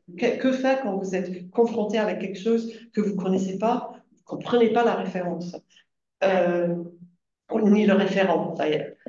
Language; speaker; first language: French; non-native, fluent; English